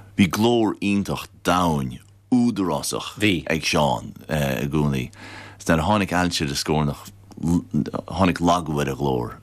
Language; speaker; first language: Irish; native; Irish